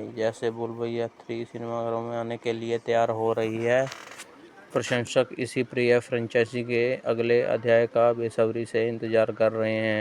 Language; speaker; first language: Hindi; native; Hindi